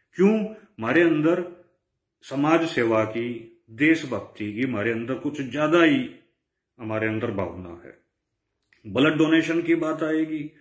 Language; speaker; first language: Hindi; native; Hindi